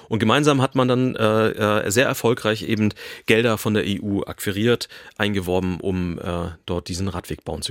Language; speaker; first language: German; native; German